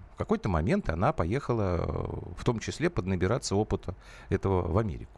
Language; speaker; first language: Russian; native; Russian